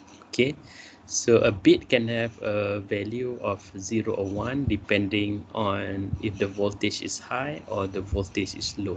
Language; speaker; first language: English; non-native, local second language; Malay